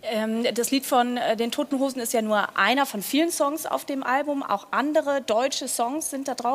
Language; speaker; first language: German; native; German